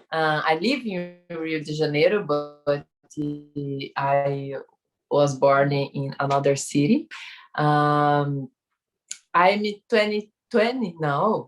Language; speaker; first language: English; non-native, learner; Portuguese